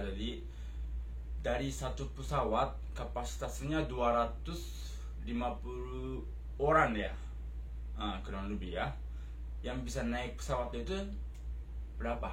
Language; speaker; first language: Indonesian; non-native, fluent; Japanese